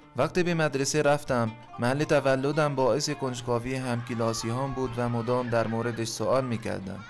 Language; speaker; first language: Persian; non-native, fluent; Arabic